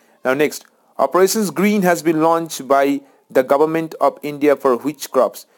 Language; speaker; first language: English; non-native, local second language; Bangla